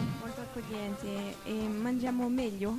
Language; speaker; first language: Italian; non-native, learner; French